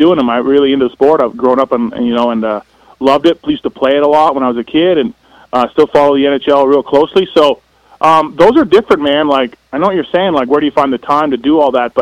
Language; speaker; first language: English; native; English